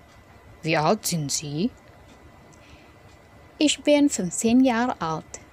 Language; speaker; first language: German; non-native, fluent; Indonesian